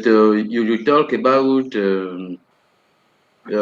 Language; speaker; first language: English; non-native, learner; French